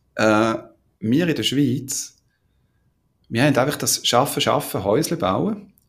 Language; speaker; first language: German; native; German